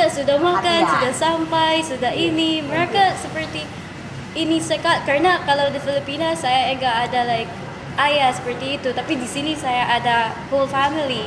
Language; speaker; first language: Indonesian; non-native, learner; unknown